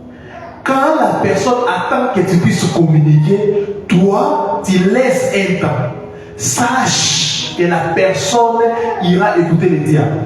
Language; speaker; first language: French; non-native, local second language; Lingala